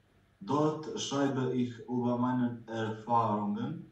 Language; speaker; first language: German; non-native, learner; Croatian